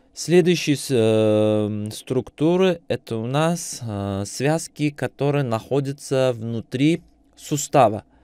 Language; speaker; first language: Russian; non-native, local second language; Uzbek